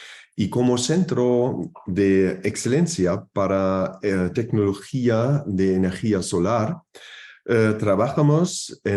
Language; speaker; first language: Spanish; non-native, fluent; German